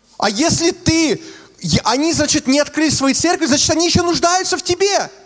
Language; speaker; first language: Russian; early bilingual, heritage; Russian